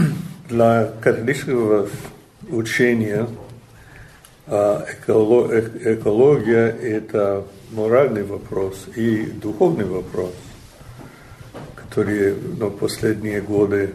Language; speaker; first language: Russian; non-native, learner; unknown